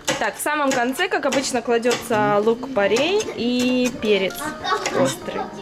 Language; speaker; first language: Russian; native; Russian